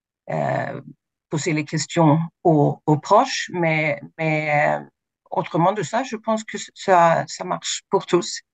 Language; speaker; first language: French; non-native, fluent; Swedish